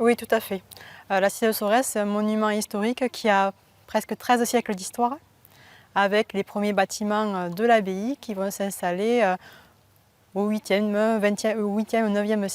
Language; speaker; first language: French; native; French